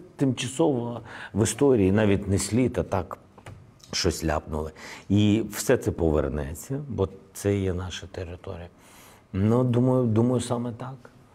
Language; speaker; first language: Ukrainian; non-native, local second language; Russian